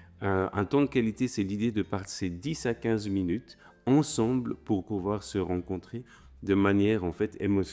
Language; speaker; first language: French; native; French